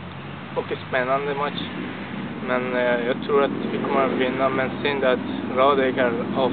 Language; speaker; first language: Swedish; non-native, fluent; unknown